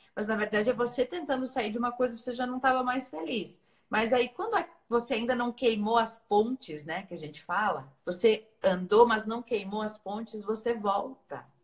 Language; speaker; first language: Portuguese; native; Portuguese